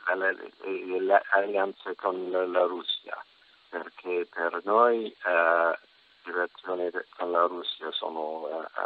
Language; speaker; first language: Italian; non-native, learner; English